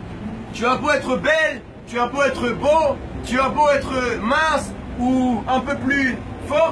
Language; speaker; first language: French; non-native, fluent; Spanish